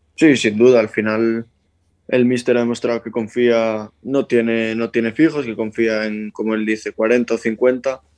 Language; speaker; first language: Spanish; native; Spanish